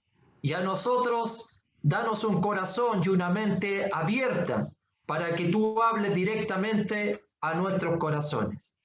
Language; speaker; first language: Spanish; native; Spanish